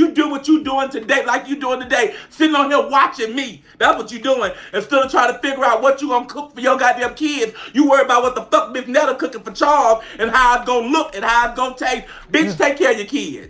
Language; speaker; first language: English; native; English